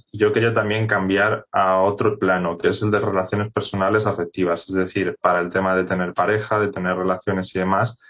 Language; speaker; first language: Spanish; native; Spanish